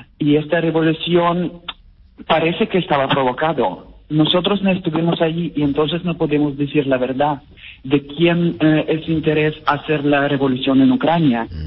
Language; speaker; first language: Spanish; non-native, fluent; Russian